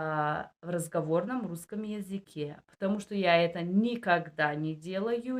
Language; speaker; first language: Russian; non-native, learner; Bulgarian